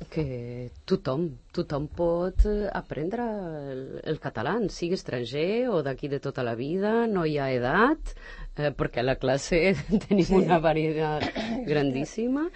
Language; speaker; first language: Catalan; non-native, fluent; Portuguese